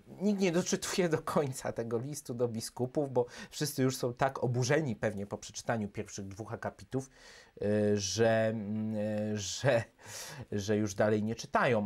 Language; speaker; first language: Polish; native; Polish